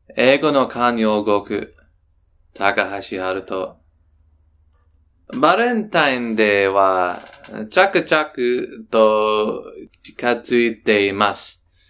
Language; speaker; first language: Japanese; non-native, learner; English